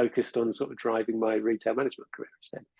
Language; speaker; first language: English; native; English